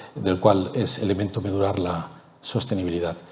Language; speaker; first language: Spanish; native; Spanish